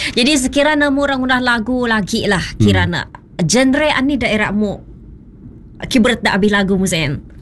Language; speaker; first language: Malay; non-native, local second language; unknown